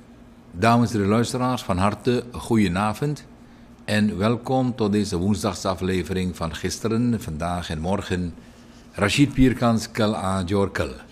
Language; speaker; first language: Dutch; native; Dutch